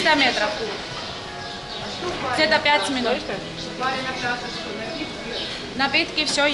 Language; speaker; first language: Russian; non-native, learner; Turkish